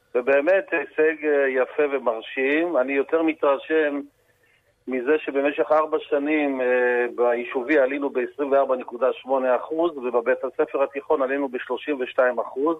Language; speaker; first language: Hebrew; native; Hebrew